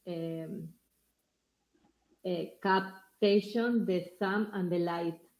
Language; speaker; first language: English; non-native, learner; Spanish